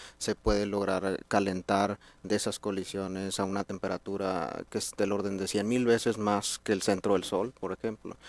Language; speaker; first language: Spanish; native; Spanish